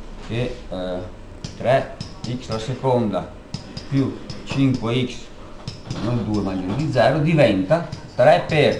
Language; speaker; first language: Italian; native; Italian